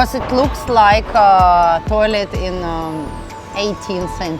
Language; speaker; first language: English; non-native, learner; Russian